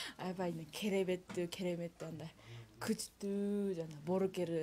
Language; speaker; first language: Kyrgyz; non-native, learner; Japanese